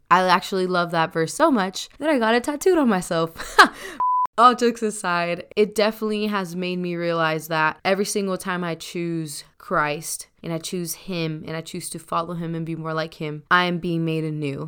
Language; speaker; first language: English; early bilingual, other home language; Spanish